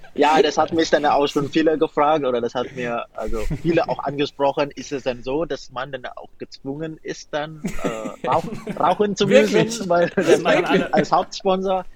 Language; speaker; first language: German; non-native, fluent; Indonesian